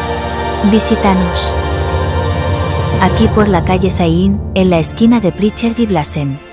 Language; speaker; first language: Spanish; native; Spanish